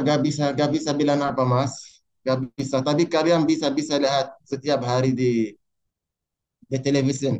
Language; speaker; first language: Indonesian; non-native, learner; Arabic